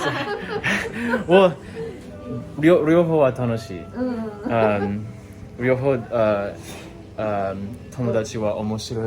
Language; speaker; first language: Japanese; non-native, learner; English